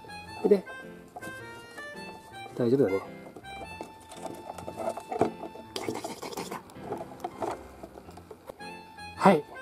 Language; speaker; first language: Japanese; native; Japanese